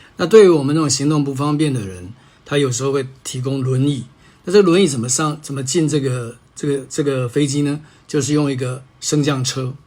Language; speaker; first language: Chinese; native; Chinese